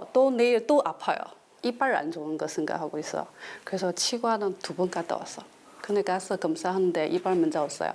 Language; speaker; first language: Korean; non-native, learner; Chinese